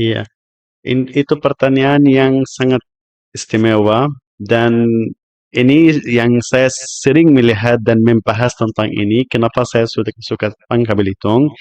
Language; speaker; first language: Indonesian; non-native, fluent; Arabic